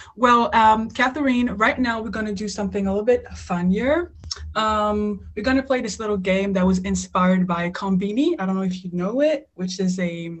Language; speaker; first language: English; non-native, fluent; French